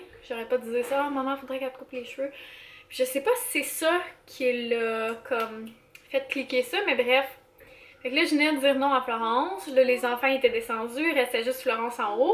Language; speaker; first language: French; native; French